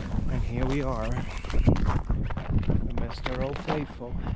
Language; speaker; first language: English; non-native, fluent; Portuguese